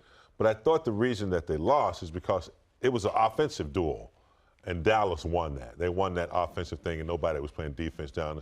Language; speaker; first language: English; native; English